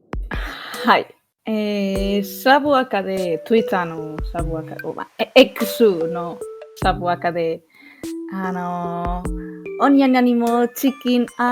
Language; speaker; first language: Japanese; non-native, fluent; English